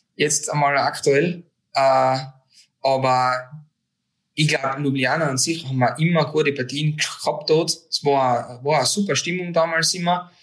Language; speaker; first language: German; native; German